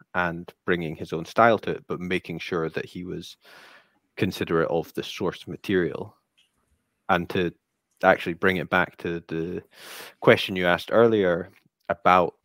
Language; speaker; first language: English; native; English